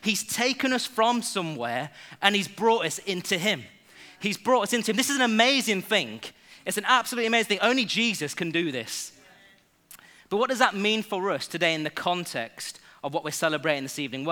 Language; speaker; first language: English; native; English